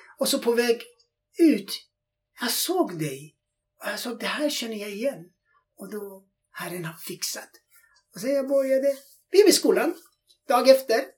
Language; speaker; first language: Swedish; non-native, fluent; Persian